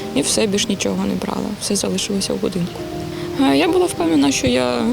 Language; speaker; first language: Ukrainian; native; Ukrainian